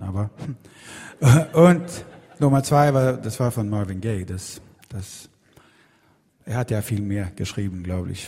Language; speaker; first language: German; non-native, fluent; Swedish